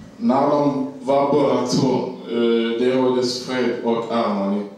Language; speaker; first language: Swedish; non-native, learner; Lingala